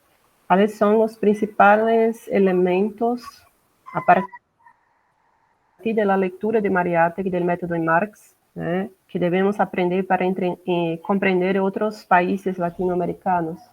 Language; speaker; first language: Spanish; non-native, learner; Portuguese